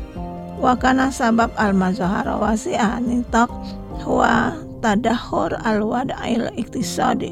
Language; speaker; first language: Arabic; non-native, fluent; Indonesian